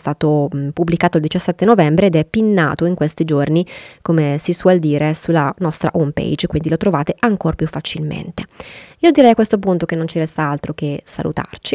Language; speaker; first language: Italian; native; Italian